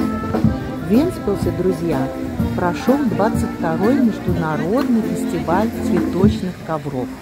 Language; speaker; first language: Russian; native; Russian